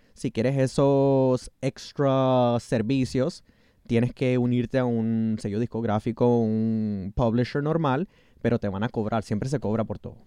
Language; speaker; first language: Spanish; early bilingual, heritage; Spanish